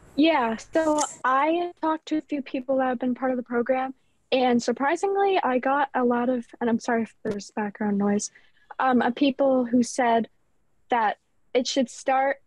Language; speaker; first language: English; native; English